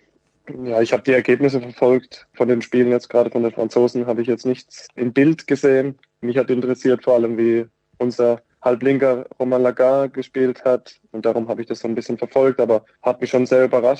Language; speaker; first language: German; native; German